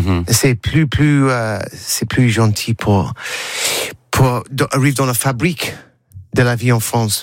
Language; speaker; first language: French; non-native, learner; English